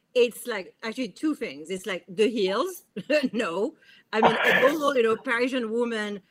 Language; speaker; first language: English; non-native, fluent; French